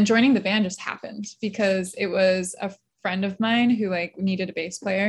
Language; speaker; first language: English; native; English